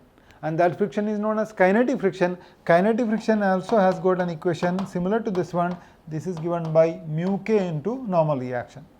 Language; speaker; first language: English; non-native, local second language; Malayalam